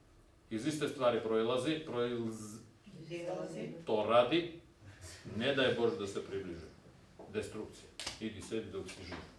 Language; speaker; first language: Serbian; non-native, fluent; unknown